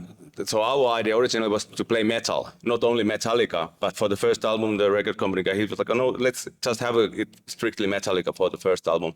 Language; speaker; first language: English; non-native, fluent; Finnish